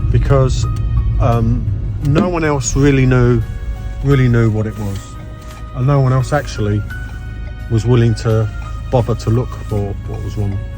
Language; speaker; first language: English; native; English